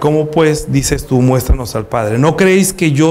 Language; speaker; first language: Spanish; native; Spanish